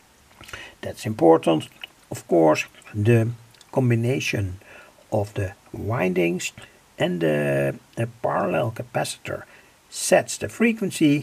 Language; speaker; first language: English; non-native, fluent; Dutch